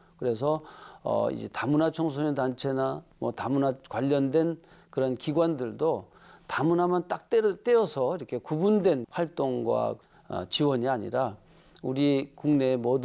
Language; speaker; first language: Korean; native; Korean